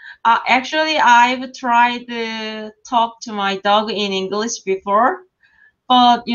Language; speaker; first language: English; non-native, learner; Korean